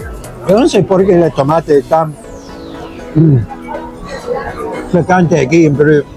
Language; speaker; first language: Spanish; non-native, learner; English